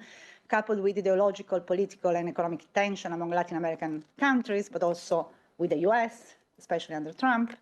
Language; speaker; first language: English; non-native, fluent; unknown